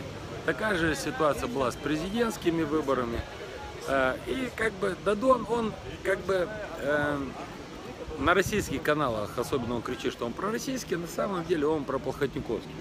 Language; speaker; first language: Russian; native; Russian